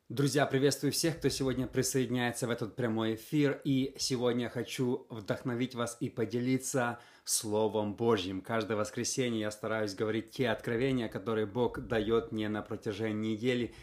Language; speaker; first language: Russian; native; Russian